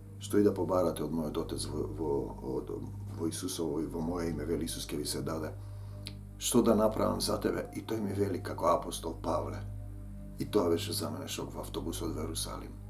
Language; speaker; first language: Macedonian; native; Macedonian